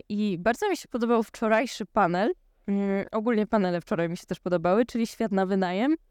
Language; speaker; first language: Polish; native; Polish